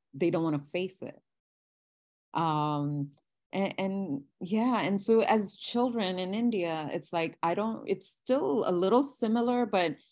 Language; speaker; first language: English; non-native, local second language; Gujarati